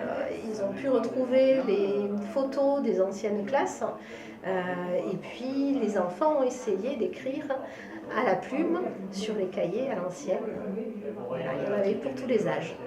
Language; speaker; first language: French; native; French